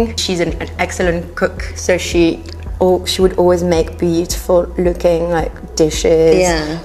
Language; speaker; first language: English; non-native, fluent; French